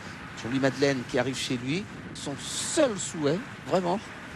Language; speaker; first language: French; native; French